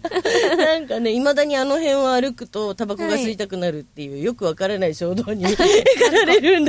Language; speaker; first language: Japanese; native; Japanese